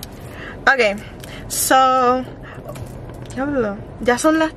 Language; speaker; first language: Spanish; early bilingual, heritage; Spanish